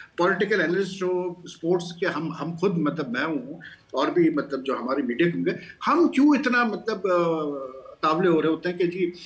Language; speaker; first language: Urdu; non-native, local second language; Punjabi